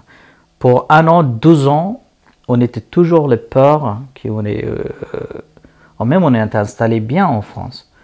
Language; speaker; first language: French; non-native, learner; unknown